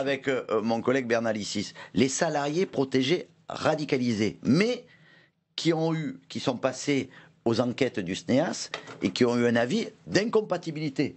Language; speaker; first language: French; native; French